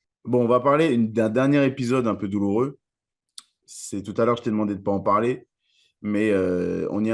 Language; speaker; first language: French; native; French